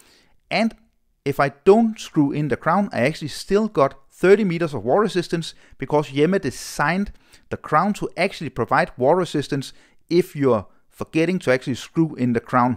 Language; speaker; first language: English; non-native, fluent; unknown